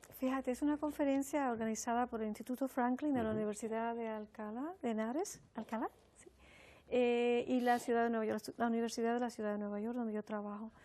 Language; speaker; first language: Spanish; early bilingual, heritage; Spanish